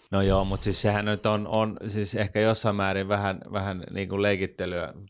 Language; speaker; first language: Finnish; native; Finnish